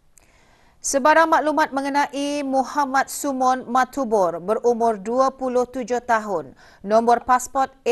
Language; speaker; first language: Malay; native; Malay